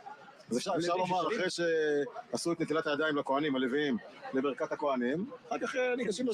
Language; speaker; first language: Hebrew; native; Hebrew